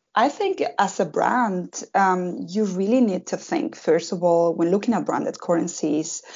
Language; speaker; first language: English; non-native, fluent; Spanish